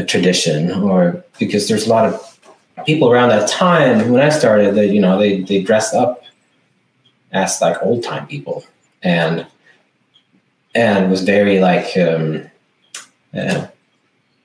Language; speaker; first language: English; non-native, fluent; Swedish